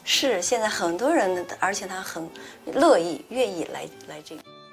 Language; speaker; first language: Chinese; native; Chinese